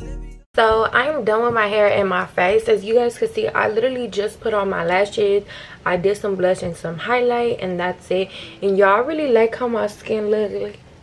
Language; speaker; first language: English; native; English